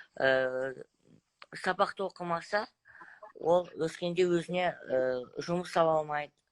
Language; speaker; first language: Kazakh; non-native, local second language; Russian